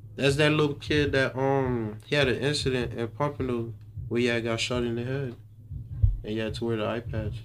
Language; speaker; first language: English; early bilingual, other home language; Haitian Creole